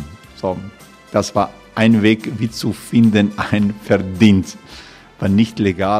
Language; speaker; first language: German; non-native, learner; Croatian